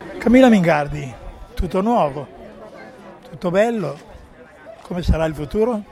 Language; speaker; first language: Italian; native; Italian